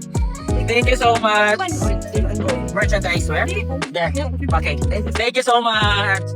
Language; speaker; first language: English; non-native, local second language; Filipino